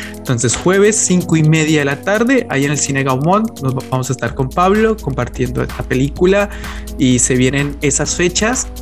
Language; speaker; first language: Spanish; native; Spanish